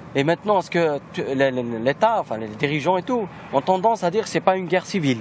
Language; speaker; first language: French; non-native, local second language; Kabyle